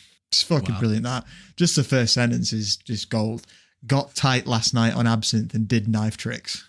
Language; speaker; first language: English; native; English